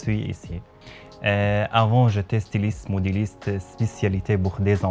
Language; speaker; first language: French; non-native, learner; Arabic